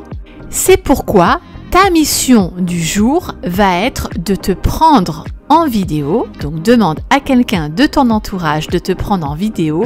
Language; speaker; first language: French; native; French